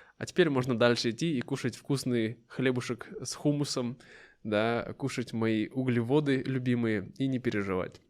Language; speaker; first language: Russian; native; Russian